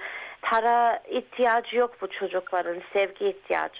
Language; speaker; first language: Turkish; early bilingual, heritage; Turkish